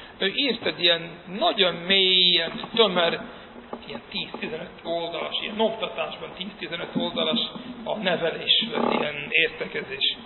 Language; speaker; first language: Hungarian; early bilingual, heritage; Hungarian